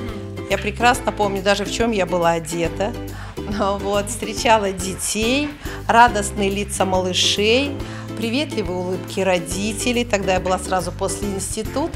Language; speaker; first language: Russian; native; Russian